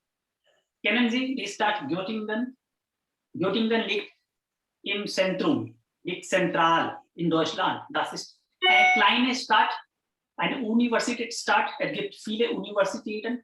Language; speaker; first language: German; non-native, fluent; Hindi